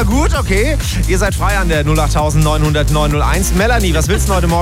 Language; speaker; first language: German; native; German